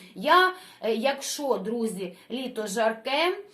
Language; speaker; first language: Ukrainian; non-native, local second language; Russian